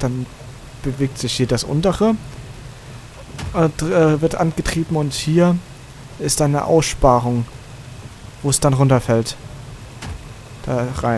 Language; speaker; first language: German; native; German